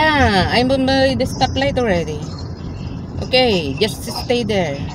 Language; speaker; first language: English; non-native, local second language; Filipino